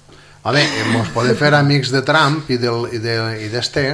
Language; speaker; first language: Catalan; native; Catalan